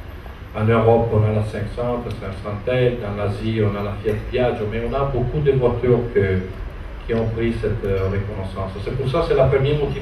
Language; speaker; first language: French; non-native, fluent; Italian